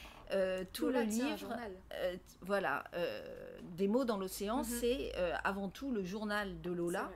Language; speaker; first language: French; native; French